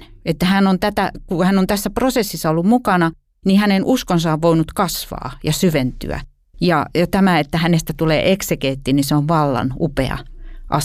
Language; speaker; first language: Finnish; native; Finnish